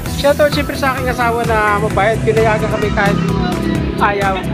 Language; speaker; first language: Filipino; native; Filipino